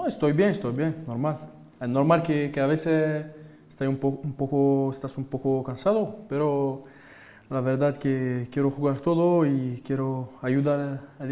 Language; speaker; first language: Spanish; non-native, fluent; French